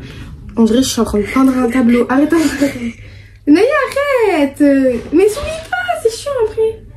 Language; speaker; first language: French; native; French